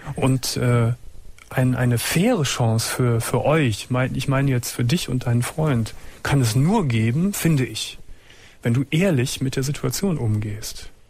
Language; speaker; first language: German; native; German